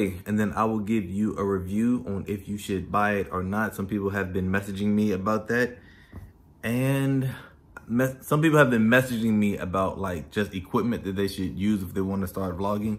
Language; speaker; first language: English; native; English